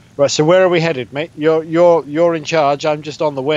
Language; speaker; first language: English; native; English